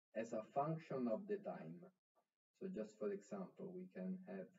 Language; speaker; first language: English; non-native, fluent; Italian